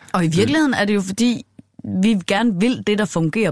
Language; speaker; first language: Danish; native; Danish